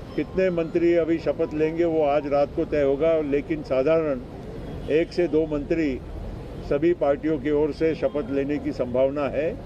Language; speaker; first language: Hindi; non-native, local second language; Marathi